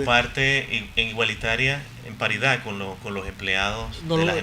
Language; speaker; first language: Spanish; native; Spanish